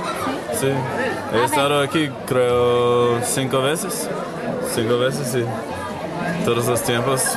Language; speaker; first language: Spanish; non-native, learner; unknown